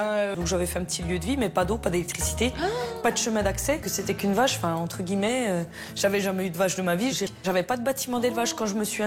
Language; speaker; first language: French; native; French